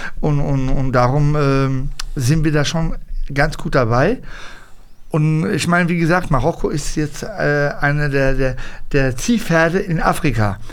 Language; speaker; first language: German; early bilingual, other home language; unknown